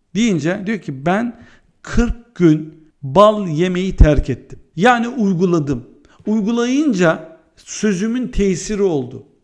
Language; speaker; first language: Turkish; early bilingual, heritage; Turkish